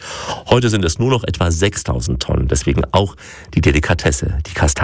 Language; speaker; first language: German; native; German